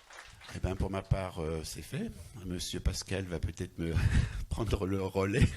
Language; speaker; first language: French; native; French